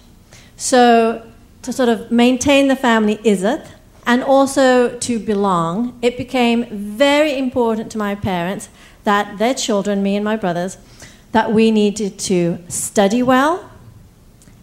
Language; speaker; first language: English; native; English